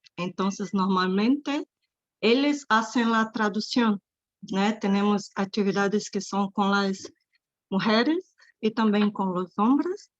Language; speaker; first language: Spanish; non-native, fluent; Portuguese